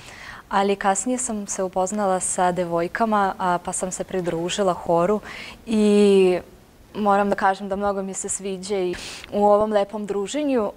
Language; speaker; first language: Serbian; non-native, fluent; Russian